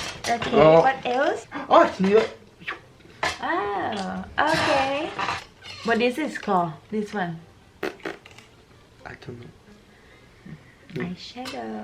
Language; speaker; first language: English; non-native, fluent; Thai